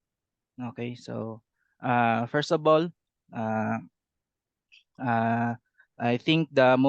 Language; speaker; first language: English; non-native, learner; Cebuano